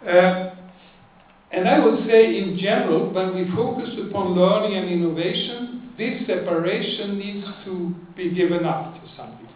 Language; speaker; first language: English; non-native, fluent; Swedish